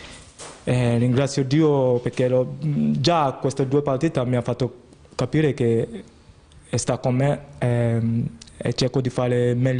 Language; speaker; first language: Italian; non-native, fluent; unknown